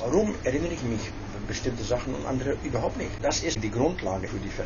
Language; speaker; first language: German; non-native, fluent; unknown